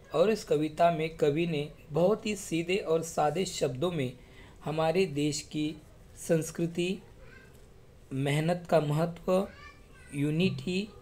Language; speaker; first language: Hindi; non-native, local second language; Marathi